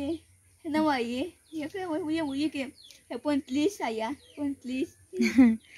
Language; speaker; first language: Spanish; non-native, local second language; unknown